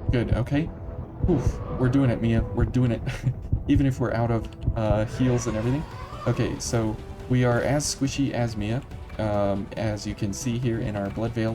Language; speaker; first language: English; native; English